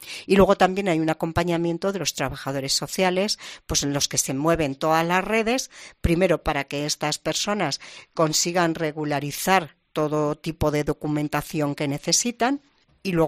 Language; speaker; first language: Spanish; native; Spanish